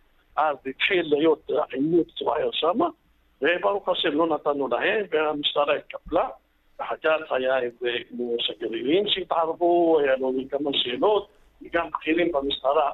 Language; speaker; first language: Hebrew; non-native, fluent; Arabic